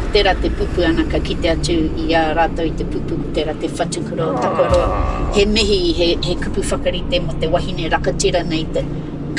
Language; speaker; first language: Māori; non-native, local second language; English